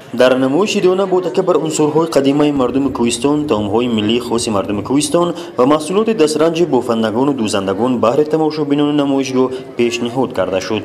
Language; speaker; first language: Persian; non-native, local second language; Shughni